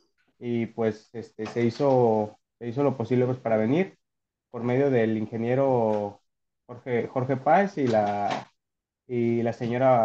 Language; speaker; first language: Spanish; native; Spanish